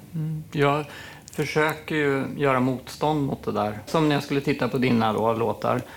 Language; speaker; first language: Swedish; native; Swedish